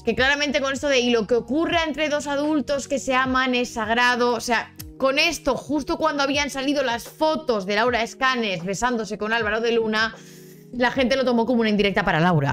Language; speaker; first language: Spanish; native; Spanish